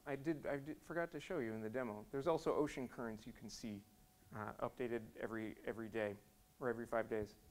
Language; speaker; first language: English; native; English